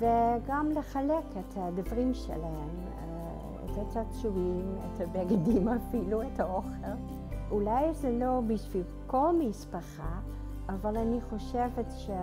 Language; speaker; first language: Hebrew; non-native, learner; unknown